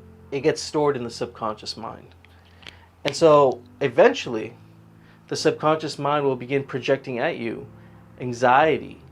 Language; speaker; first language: English; native; English